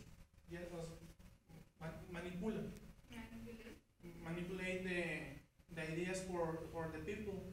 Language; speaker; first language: English; non-native, learner; Spanish